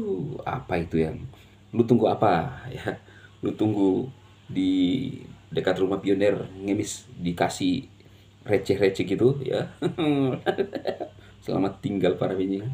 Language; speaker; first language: Indonesian; native; Indonesian